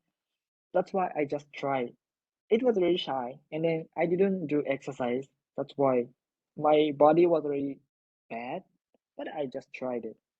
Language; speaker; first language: English; non-native, learner; Japanese